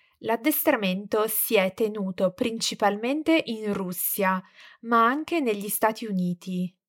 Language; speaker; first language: Italian; native; Italian